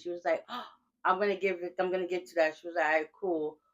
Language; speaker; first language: English; native; English